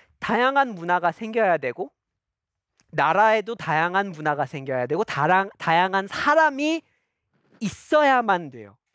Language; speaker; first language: Korean; non-native, fluent; English